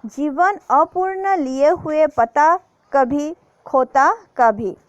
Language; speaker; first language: Hindi; non-native, local second language; Assamese